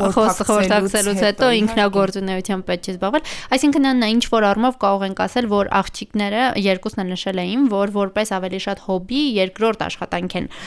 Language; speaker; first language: Armenian; native; Armenian